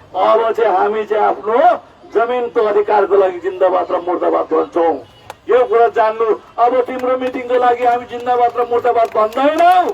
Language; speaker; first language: Nepali; native; Nepali